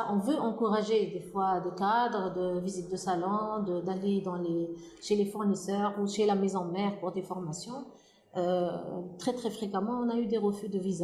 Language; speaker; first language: French; non-native, local second language; Arabic